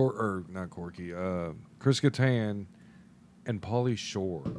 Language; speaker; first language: English; native; English